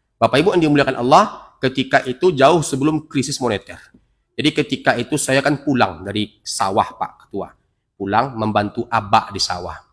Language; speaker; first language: Indonesian; non-native, local second language; Minangkabau